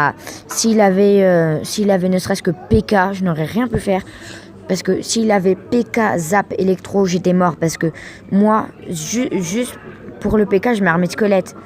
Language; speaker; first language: French; native; French